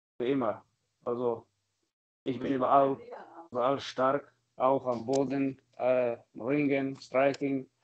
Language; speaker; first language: German; non-native, learner; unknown